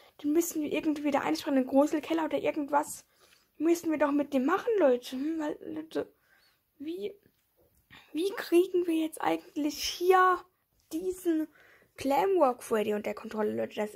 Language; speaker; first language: German; native; German